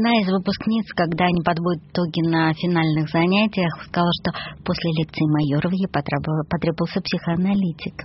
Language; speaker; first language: Russian; native; Russian